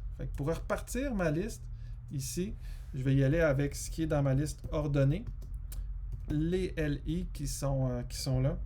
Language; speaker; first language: French; native; French